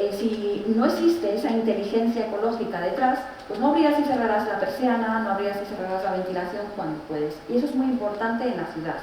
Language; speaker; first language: Spanish; native; Spanish